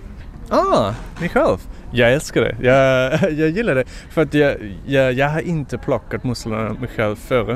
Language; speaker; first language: Swedish; non-native, fluent; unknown